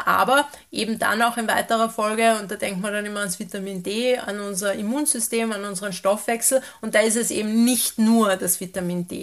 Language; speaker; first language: German; native; German